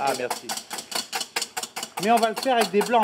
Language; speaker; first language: French; native; French